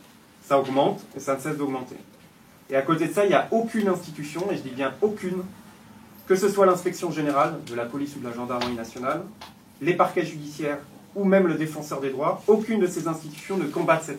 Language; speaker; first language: French; native; French